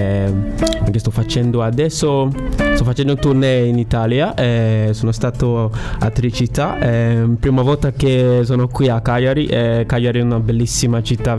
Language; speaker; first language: Italian; non-native, learner; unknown